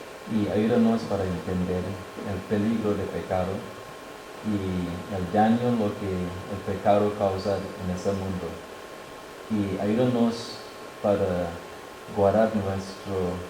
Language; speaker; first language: Spanish; non-native, fluent; English